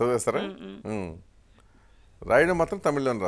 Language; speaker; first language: Telugu; native; Telugu